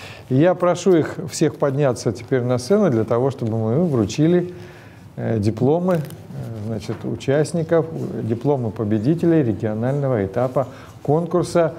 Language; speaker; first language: Russian; native; Russian